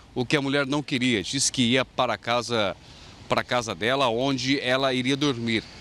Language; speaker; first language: Portuguese; native; Portuguese